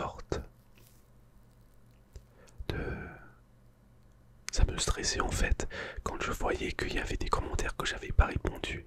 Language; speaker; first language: French; non-native, fluent; English